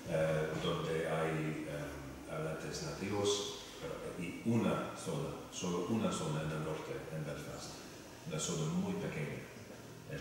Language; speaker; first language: Spanish; non-native, fluent; English